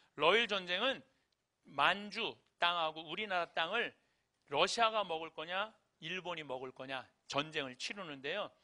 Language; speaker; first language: Korean; native; Korean